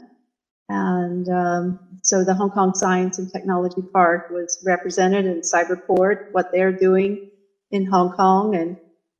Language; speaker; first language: English; native; English